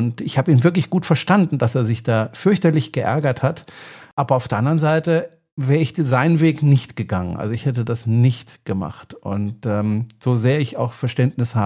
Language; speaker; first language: German; native; German